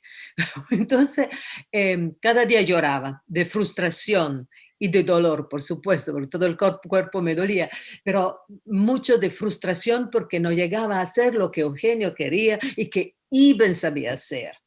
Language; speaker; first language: Spanish; non-native, fluent; Italian